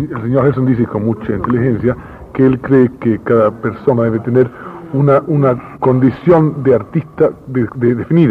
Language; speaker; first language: Spanish; native; Spanish